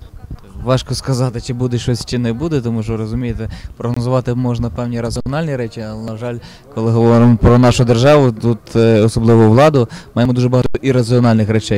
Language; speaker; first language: Ukrainian; native; Ukrainian